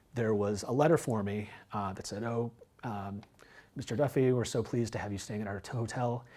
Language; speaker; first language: English; native; English